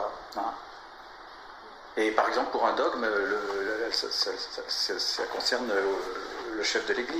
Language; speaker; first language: French; native; French